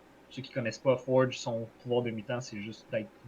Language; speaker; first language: French; native; French